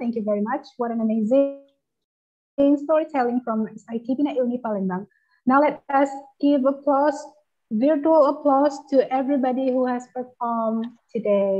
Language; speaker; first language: English; non-native, fluent; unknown